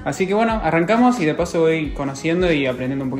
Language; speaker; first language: Spanish; native; Spanish